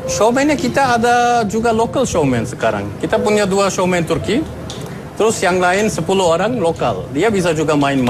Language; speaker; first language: Indonesian; non-native, fluent; Turkish